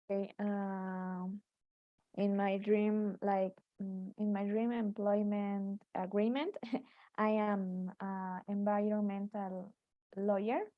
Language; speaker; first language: English; non-native, learner; Spanish